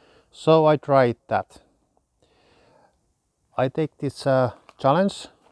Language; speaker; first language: English; non-native, learner; Finnish